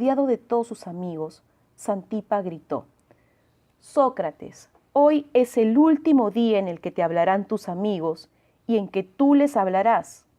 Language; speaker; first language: Spanish; native; Spanish